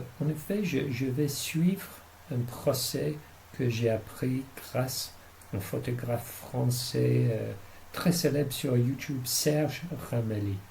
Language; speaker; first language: French; non-native, fluent; English